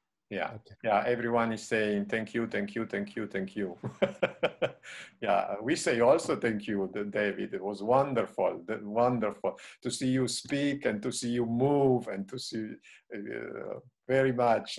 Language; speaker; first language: English; non-native, fluent; Italian